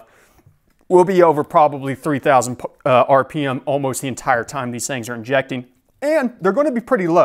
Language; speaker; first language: English; native; English